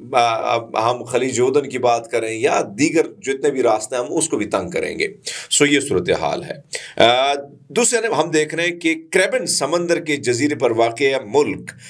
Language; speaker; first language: Urdu; non-native, local second language; Punjabi